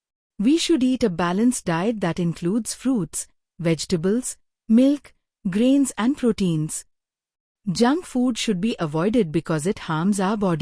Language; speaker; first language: English; non-native, fluent; Hindi